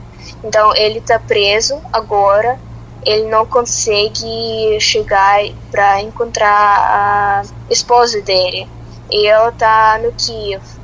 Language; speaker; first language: Portuguese; non-native, fluent; Russian